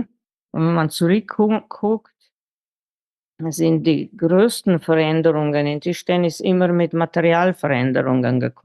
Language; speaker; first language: German; non-native, fluent; Slovenian